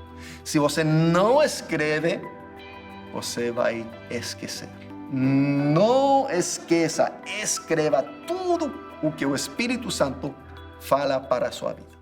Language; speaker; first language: Portuguese; non-native, fluent; English